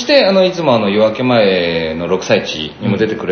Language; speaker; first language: Japanese; native; Japanese